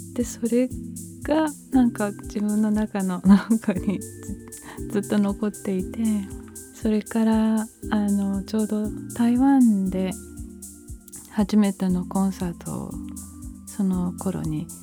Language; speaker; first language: Japanese; early bilingual, other home language; Portuguese